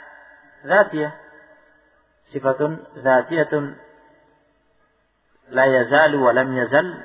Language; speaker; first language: Arabic; non-native, fluent; Indonesian